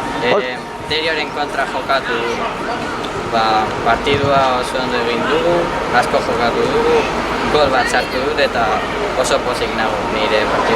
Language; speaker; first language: Basque; non-native, local second language; Spanish